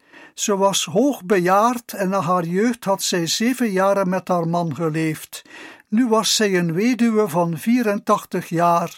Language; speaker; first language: Dutch; native; Dutch